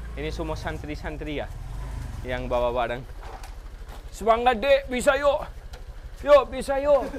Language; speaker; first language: Indonesian; non-native, fluent; Urdu